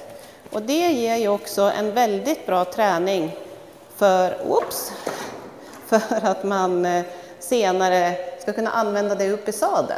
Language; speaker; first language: Swedish; native; Swedish